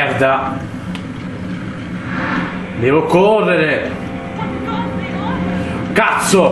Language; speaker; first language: Italian; native; Italian